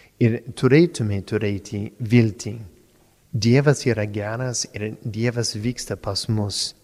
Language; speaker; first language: Lithuanian; non-native, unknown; English